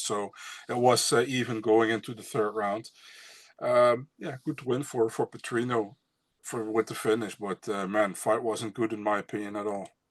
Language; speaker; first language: English; non-native, fluent; Dutch